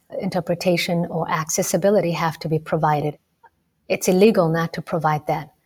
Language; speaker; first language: English; non-native, local second language; Somali